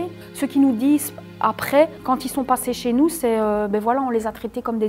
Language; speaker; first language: French; native; French